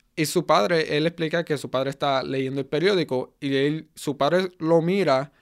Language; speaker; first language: Spanish; early bilingual, heritage; Spanish